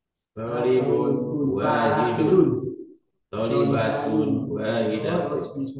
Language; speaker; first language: Arabic; non-native, learner; Indonesian